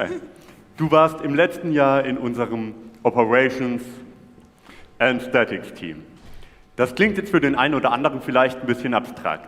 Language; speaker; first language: German; native; German